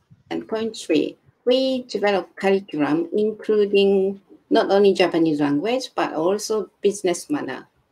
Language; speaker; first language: English; non-native, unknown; Japanese